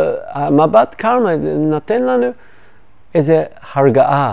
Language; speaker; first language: Hebrew; non-native, fluent; English